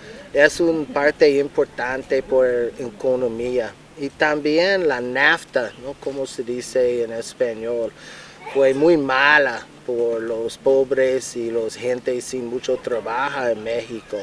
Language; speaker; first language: Spanish; non-native, learner; English